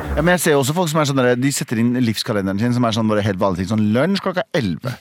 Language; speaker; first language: Norwegian; early bilingual, other home language; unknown